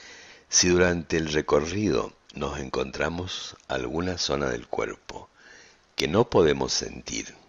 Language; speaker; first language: Spanish; native; Spanish